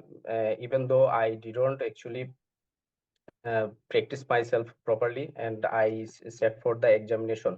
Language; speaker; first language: English; non-native, learner; Bangla